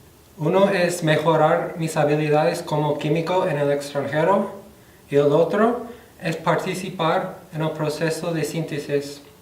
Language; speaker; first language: Spanish; non-native, fluent; English